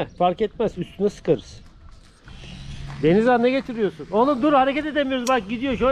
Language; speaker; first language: Turkish; native; Turkish